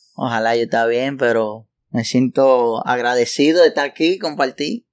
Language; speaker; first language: Spanish; native; Spanish